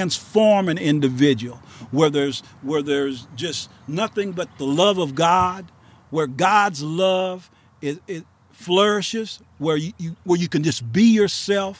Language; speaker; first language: English; native; English